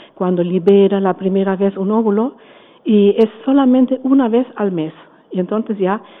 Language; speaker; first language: Spanish; non-native, fluent; German